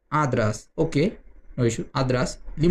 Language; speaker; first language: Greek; non-native, learner; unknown